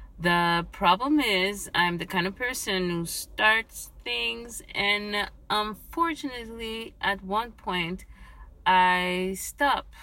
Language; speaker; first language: English; non-native, fluent; French